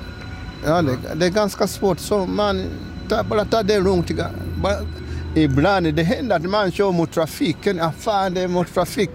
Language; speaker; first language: Swedish; non-native, learner; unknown